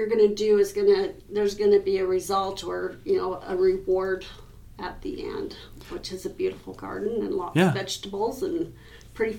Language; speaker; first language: English; native; English